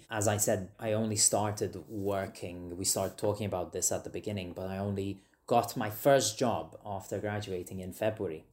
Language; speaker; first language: English; non-native, fluent; Maltese